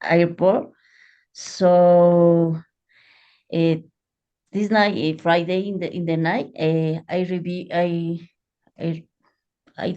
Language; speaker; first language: English; non-native, learner; Spanish